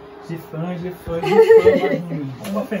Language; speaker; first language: French; non-native, learner; Portuguese